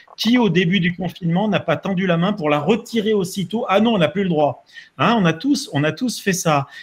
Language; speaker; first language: French; native; French